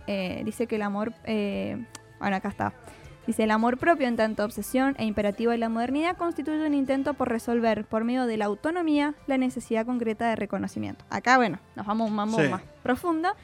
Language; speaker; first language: Spanish; native; Spanish